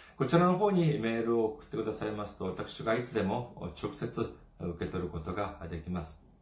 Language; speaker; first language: Japanese; non-native, fluent; Korean